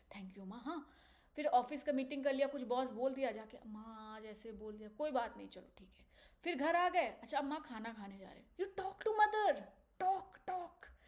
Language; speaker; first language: Hindi; native; Hindi